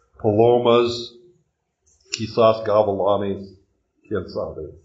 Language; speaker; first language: Spanish; non-native, learner; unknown